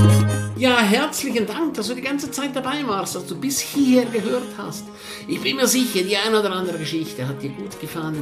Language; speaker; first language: German; native; German